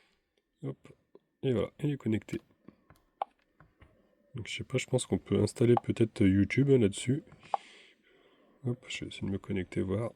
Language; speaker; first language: French; native; French